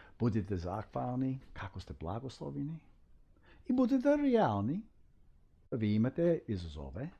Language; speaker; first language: Croatian; early bilingual, heritage; Croatian